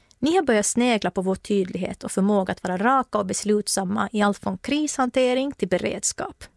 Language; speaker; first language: Swedish; native; Swedish